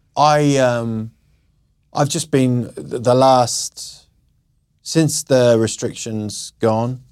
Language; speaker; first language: English; native; English